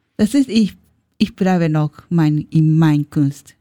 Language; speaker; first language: German; non-native, learner; Japanese